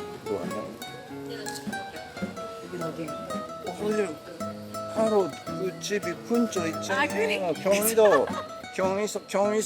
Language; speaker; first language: Korean; non-native, fluent; Japanese